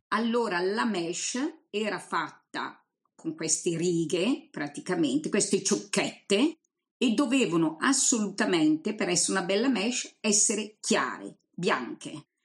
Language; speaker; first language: Italian; native; Italian